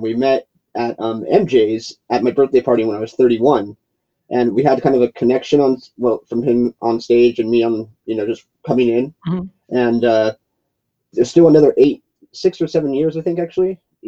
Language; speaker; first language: English; native; English